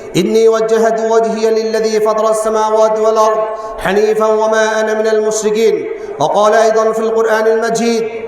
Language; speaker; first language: Arabic; non-native, fluent; Bangla